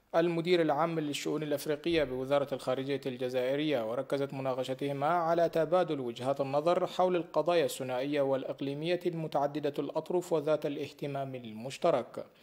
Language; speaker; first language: Arabic; non-native, fluent; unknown